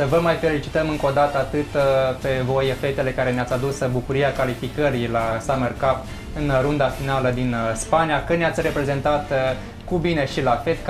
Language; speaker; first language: Romanian; native; Romanian